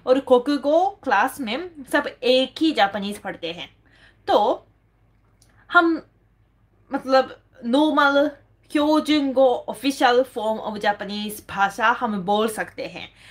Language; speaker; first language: Hindi; non-native, fluent; Japanese